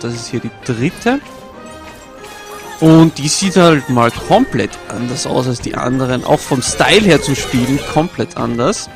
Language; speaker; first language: German; native; German